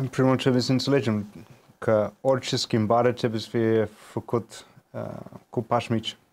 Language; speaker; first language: Romanian; non-native, fluent; English